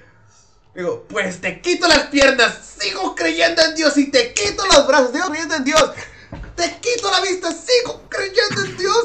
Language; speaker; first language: Spanish; native; Spanish